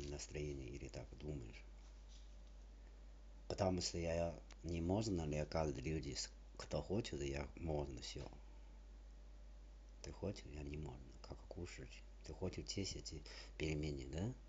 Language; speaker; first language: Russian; non-native, learner; Chinese